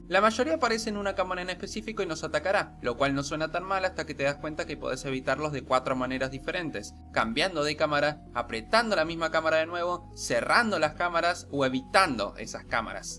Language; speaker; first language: Spanish; native; Spanish